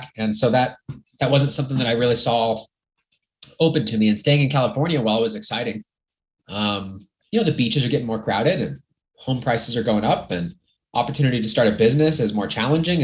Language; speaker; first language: English; native; English